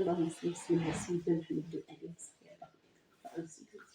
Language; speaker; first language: Arabic; native; Arabic